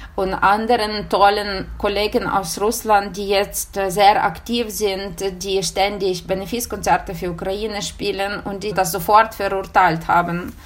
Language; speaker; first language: German; non-native, fluent; Ukrainian